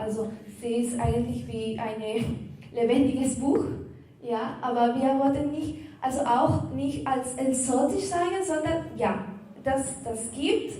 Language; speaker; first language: German; non-native, learner; Spanish